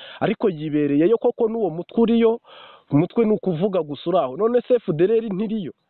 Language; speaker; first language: Kinyarwanda; native; Kinyarwanda